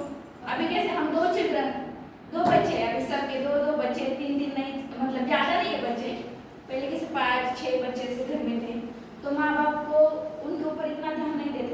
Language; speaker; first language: Hindi; non-native, local second language; Marathi